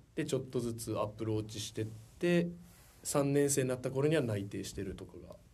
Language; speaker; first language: Japanese; native; Japanese